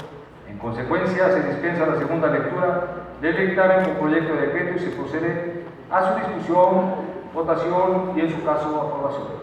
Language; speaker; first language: Spanish; native; Spanish